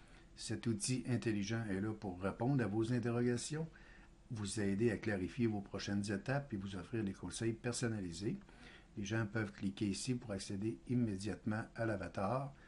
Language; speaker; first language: French; native; French